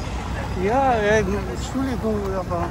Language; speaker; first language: German; early bilingual, other home language; Turkish